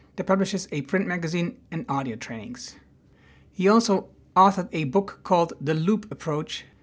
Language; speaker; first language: English; non-native, fluent; Dutch